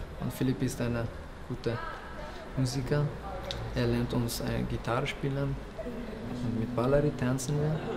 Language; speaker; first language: German; non-native, learner; Persian